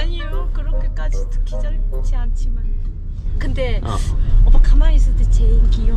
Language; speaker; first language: Korean; non-native, fluent; Vietnamese